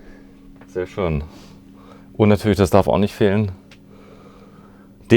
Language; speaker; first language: German; native; German